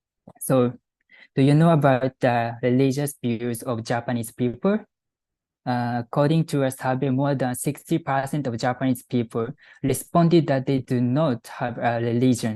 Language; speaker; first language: English; non-native, fluent; Japanese